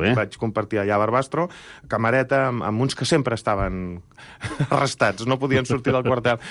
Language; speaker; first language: Catalan; native; Catalan